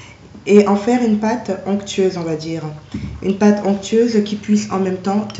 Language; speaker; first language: French; native; French